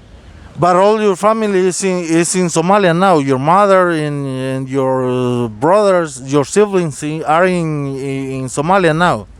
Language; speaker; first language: English; non-native, learner; Spanish